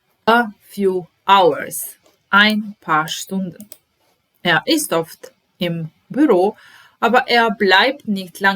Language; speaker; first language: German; non-native, fluent; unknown